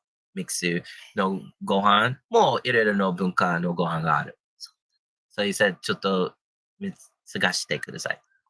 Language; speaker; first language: Japanese; non-native, learner; English